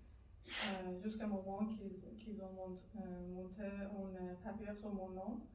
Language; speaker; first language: French; non-native, learner; Persian